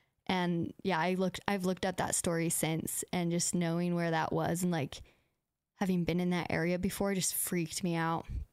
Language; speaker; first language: English; native; English